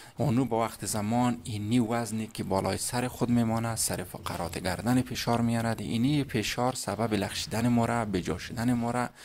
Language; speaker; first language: Persian; native; Persian